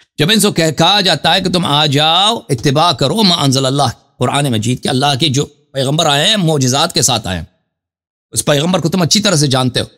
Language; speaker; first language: Urdu; non-native, fluent; Persian